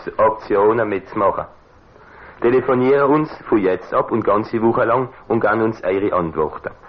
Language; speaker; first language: German; non-native, local second language; Swiss German